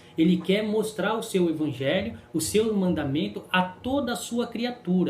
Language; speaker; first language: Portuguese; native; Portuguese